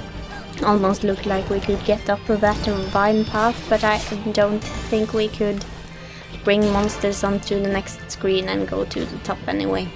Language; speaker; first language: English; non-native, fluent; Norwegian